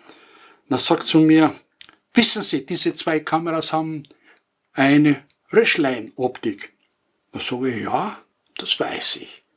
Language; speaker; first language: German; non-native, fluent; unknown